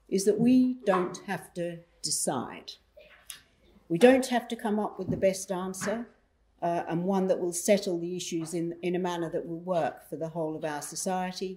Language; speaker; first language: English; native; English